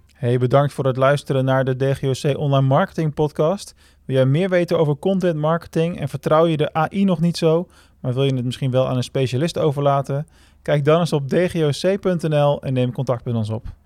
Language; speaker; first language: Dutch; native; Dutch